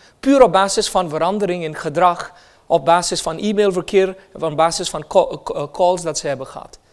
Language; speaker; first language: Dutch; non-native, fluent; Hindi